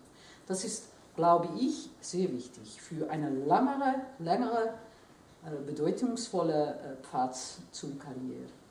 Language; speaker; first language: German; non-native, fluent; Dutch